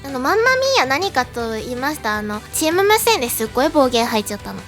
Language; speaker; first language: Japanese; native; Japanese